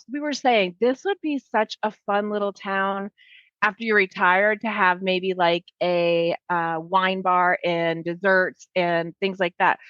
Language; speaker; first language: English; native; English